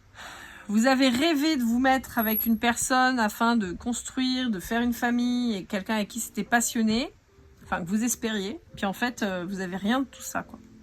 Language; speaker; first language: French; native; French